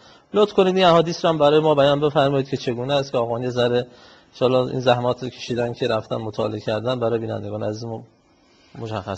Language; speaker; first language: Persian; native; Persian